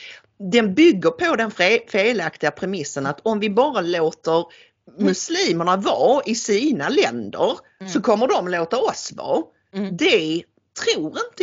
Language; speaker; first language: Swedish; native; Swedish